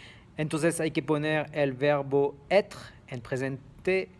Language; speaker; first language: Spanish; non-native, fluent; French